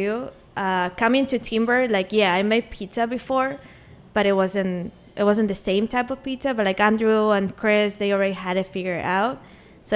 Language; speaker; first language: English; non-native, fluent; Spanish